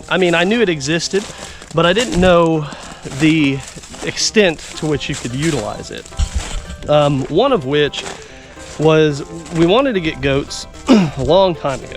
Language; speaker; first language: English; native; English